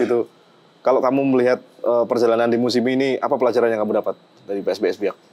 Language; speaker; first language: Indonesian; native; Indonesian